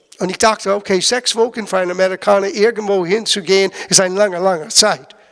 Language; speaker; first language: German; non-native, fluent; English